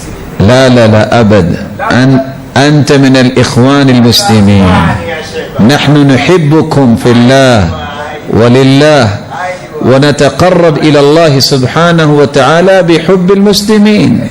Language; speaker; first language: Arabic; non-native, fluent; Urdu